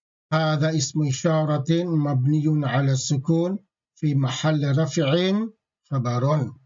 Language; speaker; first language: Arabic; non-native, fluent; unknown